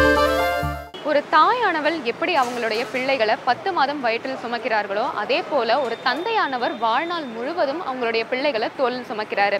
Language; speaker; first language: Tamil; native; Tamil